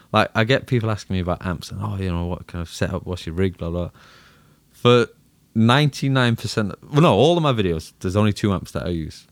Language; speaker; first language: English; native; English